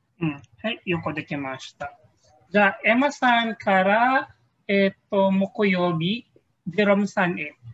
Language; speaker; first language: Japanese; non-native, fluent; Filipino